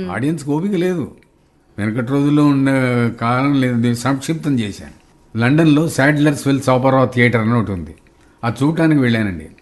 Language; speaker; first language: Telugu; native; Telugu